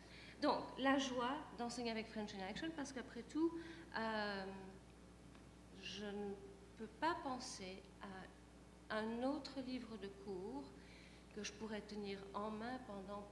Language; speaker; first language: French; native; French